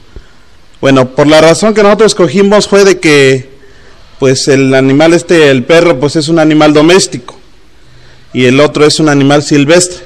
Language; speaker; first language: Spanish; non-native, local second language; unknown